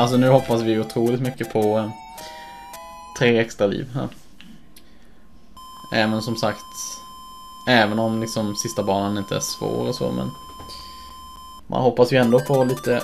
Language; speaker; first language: Swedish; native; Swedish